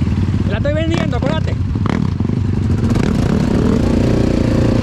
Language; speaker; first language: Spanish; native; Spanish